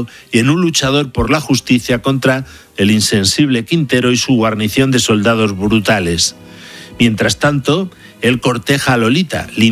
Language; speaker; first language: Spanish; native; Spanish